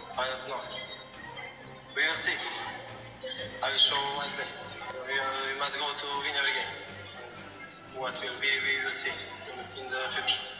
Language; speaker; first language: English; non-native, learner; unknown